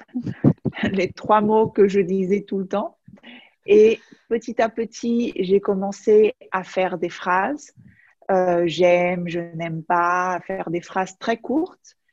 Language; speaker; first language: French; native; French